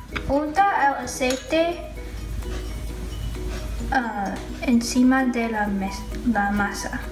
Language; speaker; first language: Spanish; non-native, learner; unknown